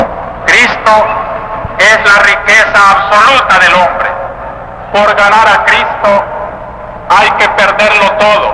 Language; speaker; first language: Spanish; native; Spanish